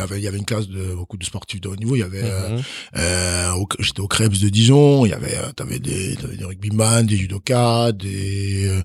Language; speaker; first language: French; early bilingual, other home language; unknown